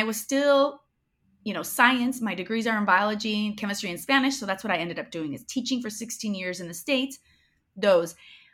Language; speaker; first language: English; early bilingual, other home language; Spanish